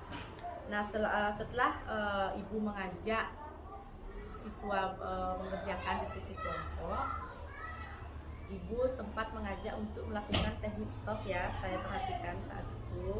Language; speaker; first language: Indonesian; native; Indonesian